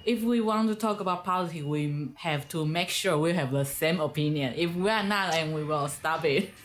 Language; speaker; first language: English; non-native, learner; Chinese